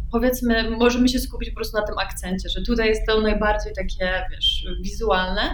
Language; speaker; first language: Polish; early bilingual, heritage; Polish